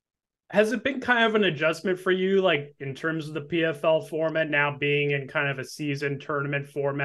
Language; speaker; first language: English; native; English